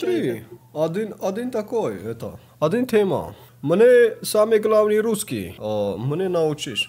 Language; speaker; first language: Russian; non-native, learner; Tajik